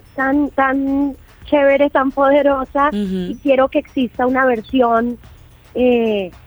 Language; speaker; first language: Spanish; native; Spanish